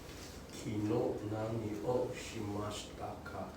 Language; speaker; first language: Japanese; non-native, learner; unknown